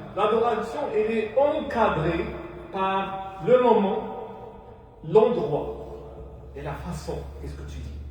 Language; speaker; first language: French; non-native, local second language; Arabic